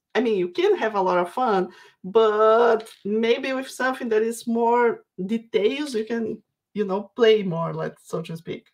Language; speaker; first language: English; non-native, fluent; Portuguese